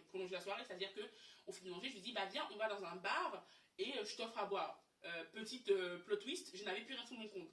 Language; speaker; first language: French; native; French